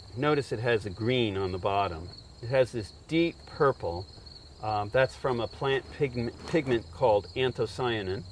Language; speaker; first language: English; native; English